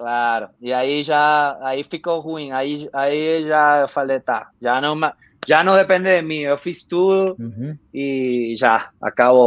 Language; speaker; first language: Portuguese; non-native, fluent; Spanish